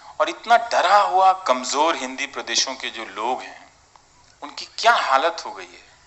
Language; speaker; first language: Hindi; non-native, local second language; Bhojpuri